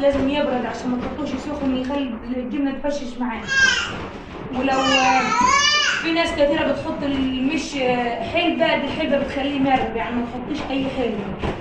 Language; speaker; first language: Arabic; native; Arabic